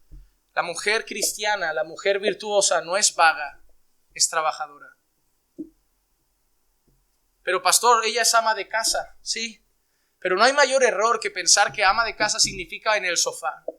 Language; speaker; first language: Spanish; native; Spanish